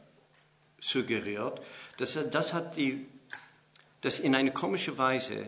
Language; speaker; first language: German; non-native, fluent; English